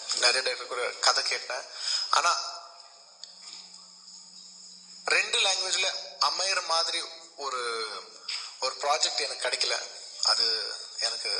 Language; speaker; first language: Tamil; non-native, local second language; Telugu